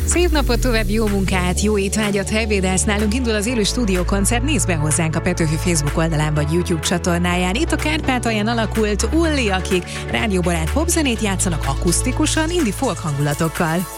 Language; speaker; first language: Hungarian; native; Hungarian